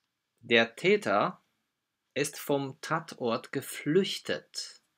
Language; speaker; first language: German; non-native, fluent; Polish